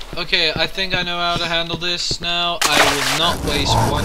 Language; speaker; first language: English; native; English